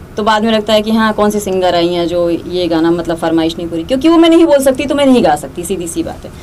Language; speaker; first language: Hindi; native; Hindi